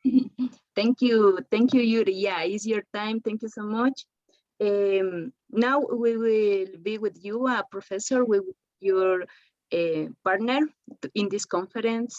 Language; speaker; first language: English; non-native, learner; Spanish